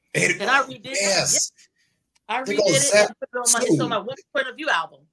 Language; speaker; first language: English; native; English